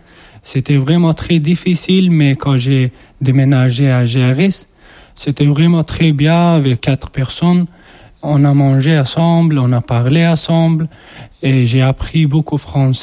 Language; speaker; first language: French; non-native, learner; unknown